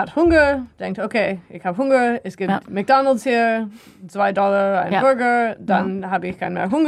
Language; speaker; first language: German; non-native, learner; English